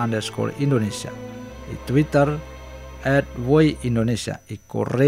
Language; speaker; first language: Spanish; non-native, fluent; Indonesian